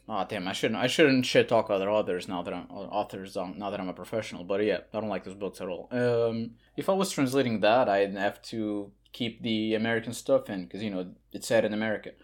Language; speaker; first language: English; non-native, fluent; Portuguese